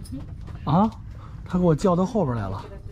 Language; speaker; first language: Chinese; native; Chinese